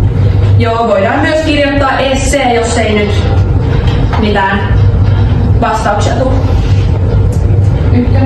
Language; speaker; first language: Finnish; native; Finnish